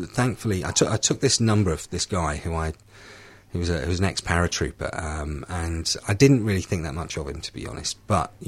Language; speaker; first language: English; native; English